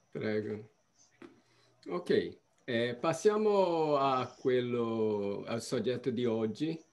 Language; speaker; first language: Italian; non-native, fluent; Portuguese